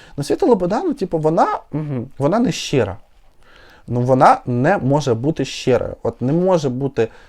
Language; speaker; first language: Ukrainian; non-native, local second language; Russian